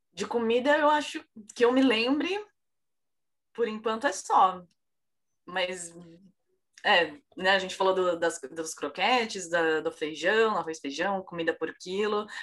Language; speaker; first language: Portuguese; native; Portuguese